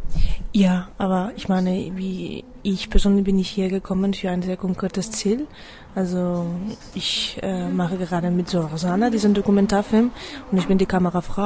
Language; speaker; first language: German; non-native, fluent; Spanish